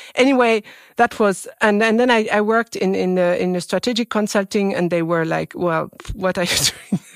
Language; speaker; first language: English; non-native, fluent; French